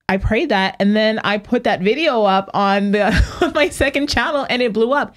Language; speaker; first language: English; native; English